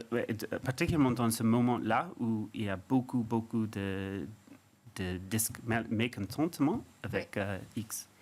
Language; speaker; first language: French; non-native, fluent; English